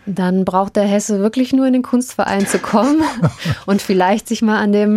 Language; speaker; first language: German; early bilingual, heritage; German